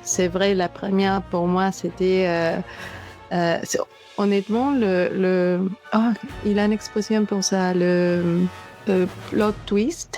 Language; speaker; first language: French; non-native, fluent; Spanish